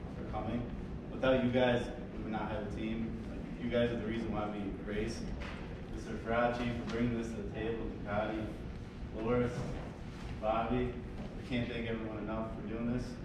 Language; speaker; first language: English; non-native, fluent; French